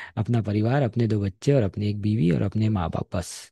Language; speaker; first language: Hindi; non-native, local second language; Marathi